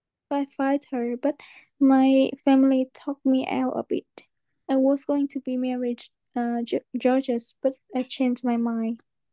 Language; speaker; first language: English; non-native, learner; Vietnamese